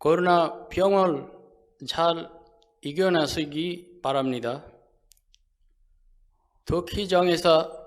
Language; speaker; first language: Korean; non-native, fluent; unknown